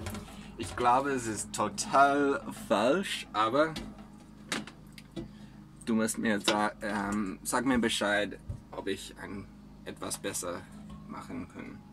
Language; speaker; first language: German; non-native, learner; English